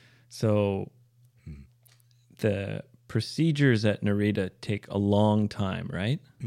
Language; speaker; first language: English; native; English